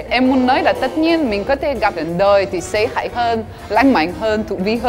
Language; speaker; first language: Vietnamese; non-native, fluent; French